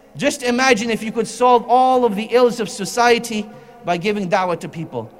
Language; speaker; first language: English; native; English